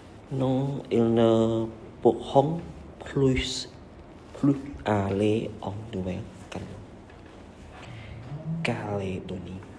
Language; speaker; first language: French; non-native, learner; Khmer